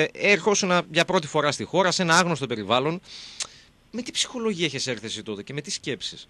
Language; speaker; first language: Greek; native; Greek